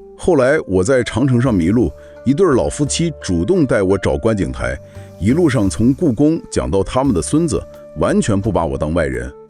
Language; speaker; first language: Chinese; non-native, fluent; English